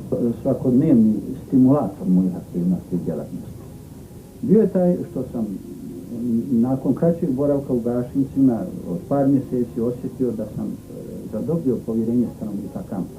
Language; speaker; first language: Bosnian; native; Bosnian